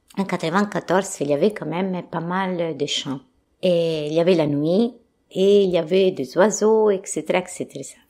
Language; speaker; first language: French; non-native, fluent; Italian